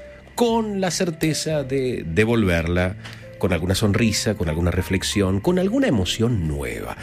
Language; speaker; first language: Spanish; native; Spanish